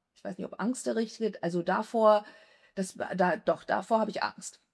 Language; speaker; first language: German; native; German